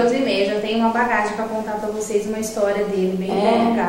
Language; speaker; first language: Portuguese; native; Portuguese